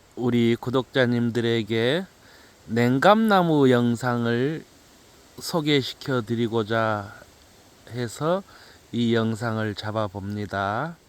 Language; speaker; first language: Korean; native; Korean